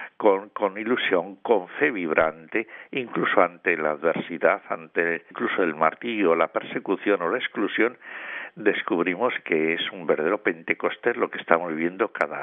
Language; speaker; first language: Spanish; native; Spanish